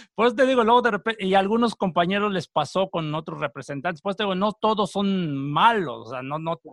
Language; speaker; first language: Spanish; native; Spanish